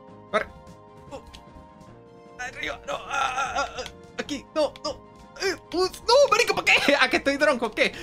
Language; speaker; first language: Spanish; native; Spanish